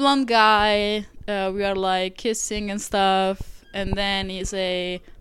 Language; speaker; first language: English; non-native, fluent; Italian